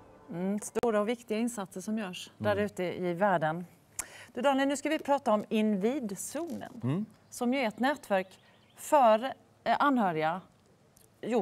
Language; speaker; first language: Swedish; native; Swedish